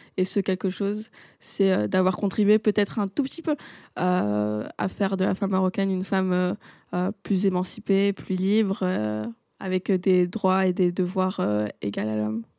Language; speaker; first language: French; non-native, local second language; Arabic